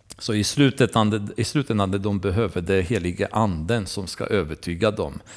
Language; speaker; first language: Swedish; non-native, fluent; Romanian